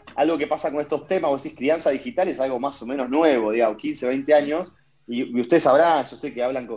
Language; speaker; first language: Spanish; native; Spanish